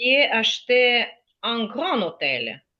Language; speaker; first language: French; non-native, fluent; Ukrainian